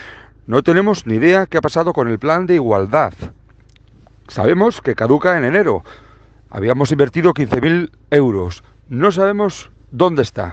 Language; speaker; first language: Spanish; native; Spanish